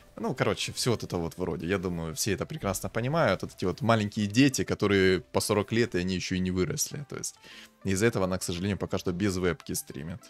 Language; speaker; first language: Russian; native; Russian